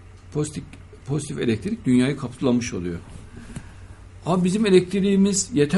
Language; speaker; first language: Turkish; native; Turkish